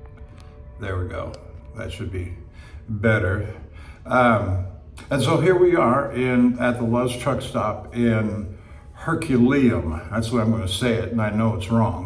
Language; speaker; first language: English; native; English